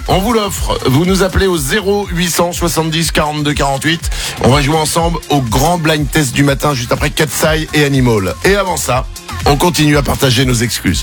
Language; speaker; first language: French; native; French